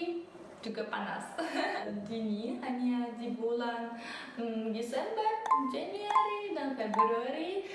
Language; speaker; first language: Indonesian; early bilingual, other home language; Russian